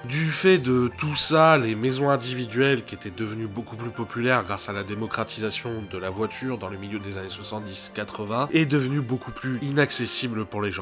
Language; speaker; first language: French; native; French